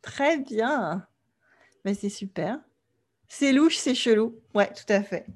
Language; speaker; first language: French; native; French